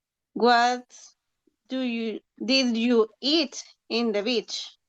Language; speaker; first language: English; non-native, learner; Spanish